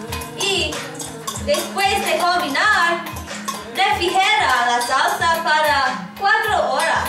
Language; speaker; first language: Spanish; non-native, learner; English